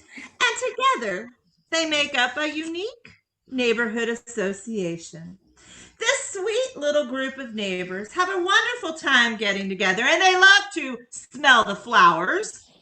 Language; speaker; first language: English; native; English